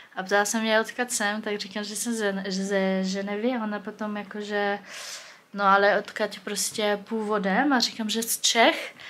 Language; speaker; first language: Czech; early bilingual, heritage; Czech